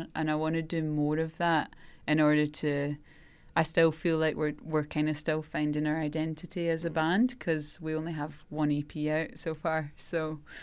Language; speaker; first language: English; native; English